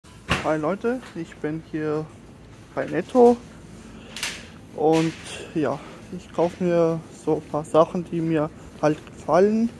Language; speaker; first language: German; non-native, fluent; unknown